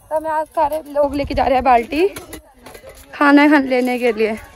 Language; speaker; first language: Hindi; native; Hindi